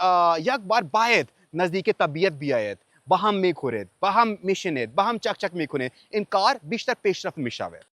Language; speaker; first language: Persian; non-native, learner; Urdu